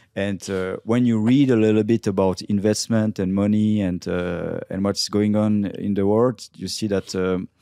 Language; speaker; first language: English; non-native, fluent; French